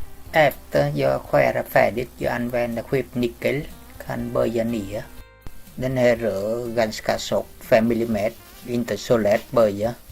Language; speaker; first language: Swedish; non-native, learner; Vietnamese